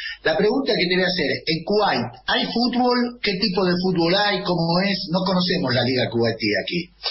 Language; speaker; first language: Spanish; native; Spanish